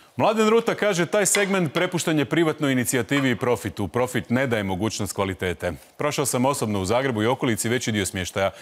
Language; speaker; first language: Croatian; native; Croatian